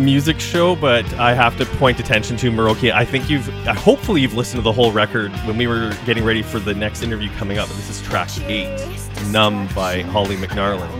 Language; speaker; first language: English; native; English